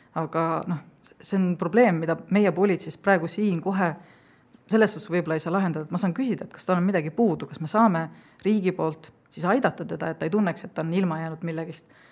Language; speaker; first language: Estonian; native; Estonian